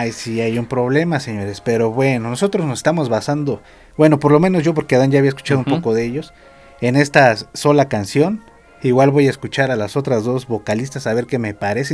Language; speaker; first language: Spanish; native; Spanish